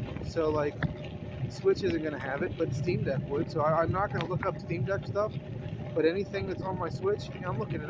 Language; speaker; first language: English; native; English